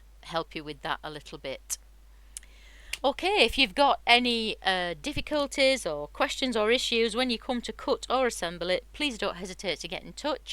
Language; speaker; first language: English; native; English